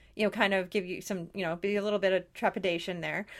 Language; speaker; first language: English; native; English